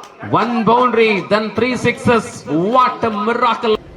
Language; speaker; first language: English; non-native, local second language; Malayalam